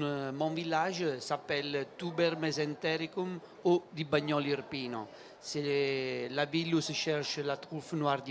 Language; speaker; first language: French; non-native, learner; Italian